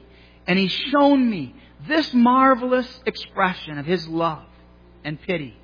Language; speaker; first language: English; native; English